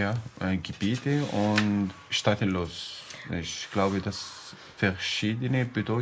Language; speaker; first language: German; non-native, learner; Arabic